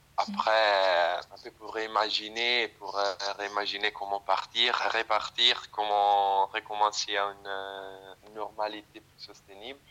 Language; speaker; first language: French; non-native, fluent; Italian